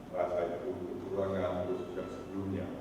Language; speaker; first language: Indonesian; non-native, fluent; Dutch